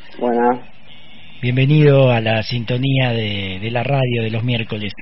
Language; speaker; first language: Spanish; native; Spanish